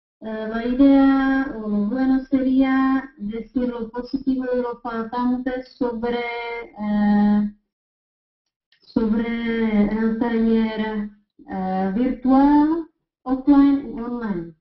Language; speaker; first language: Spanish; non-native, fluent; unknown